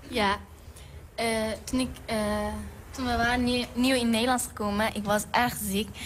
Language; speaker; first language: Dutch; non-native, fluent; Persian